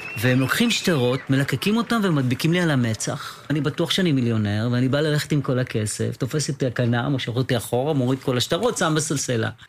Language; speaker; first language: Hebrew; native; Hebrew